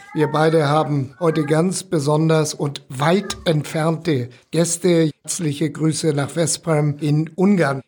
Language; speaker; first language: German; native; German